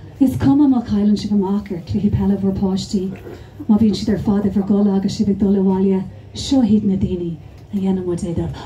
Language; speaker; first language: Irish; non-native, local second language; English